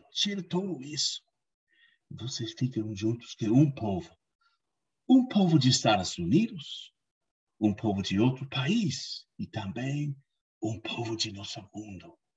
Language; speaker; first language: Portuguese; non-native, learner; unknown